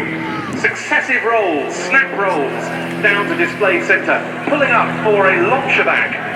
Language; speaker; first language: English; native; English